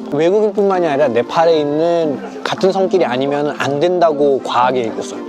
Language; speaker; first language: Korean; non-native, fluent; Nepali